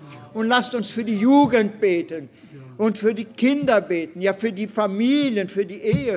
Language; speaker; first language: German; non-native, fluent; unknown